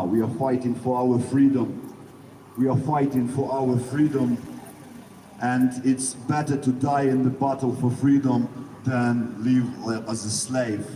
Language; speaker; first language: English; non-native, learner; Ukrainian